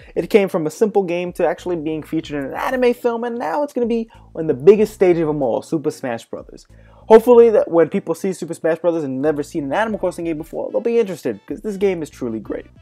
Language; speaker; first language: English; native; English